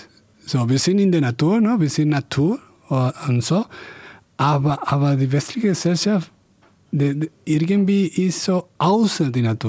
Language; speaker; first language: German; non-native, fluent; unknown